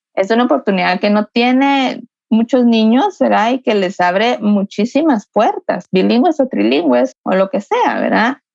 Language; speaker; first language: Spanish; native; Spanish